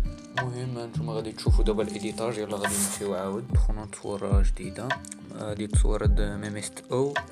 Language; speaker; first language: Arabic; native; Arabic